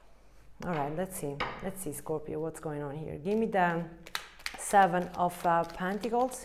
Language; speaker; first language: English; non-native, fluent; Italian